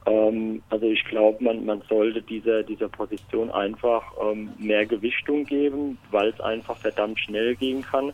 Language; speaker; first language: German; native; German